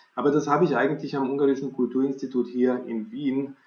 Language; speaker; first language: German; non-native, fluent; Hungarian